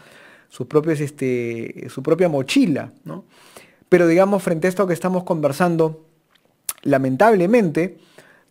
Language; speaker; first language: Spanish; native; Spanish